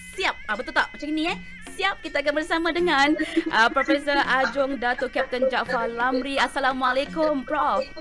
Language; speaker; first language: Malay; native; Malay